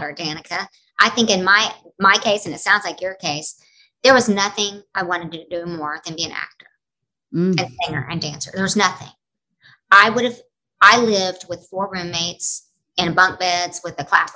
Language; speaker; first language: English; native; English